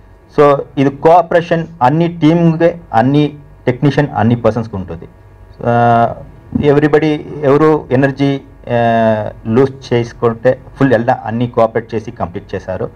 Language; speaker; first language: Telugu; non-native, learner; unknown